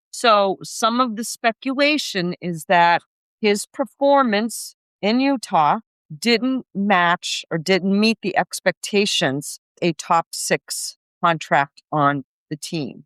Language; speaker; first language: English; native; English